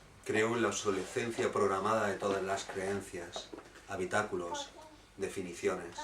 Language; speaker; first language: Spanish; native; Spanish